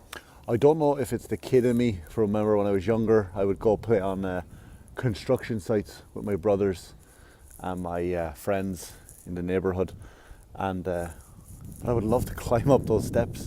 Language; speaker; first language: English; native; English